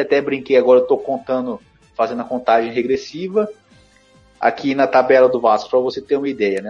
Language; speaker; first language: Portuguese; native; Portuguese